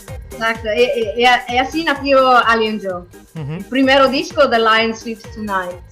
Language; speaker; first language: Spanish; non-native, learner; English